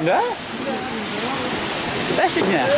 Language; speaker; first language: Russian; native; Russian